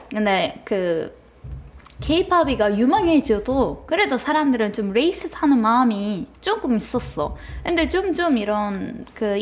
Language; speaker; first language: Korean; non-native, fluent; Turkish